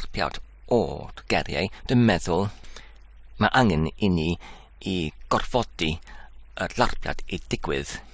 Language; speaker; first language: Welsh; non-native, learner; English